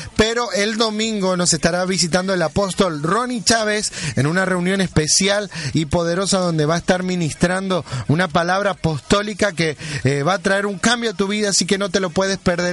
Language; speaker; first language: Spanish; native; Spanish